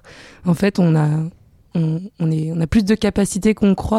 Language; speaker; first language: French; native; French